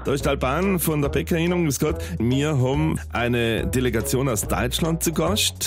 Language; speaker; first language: German; native; German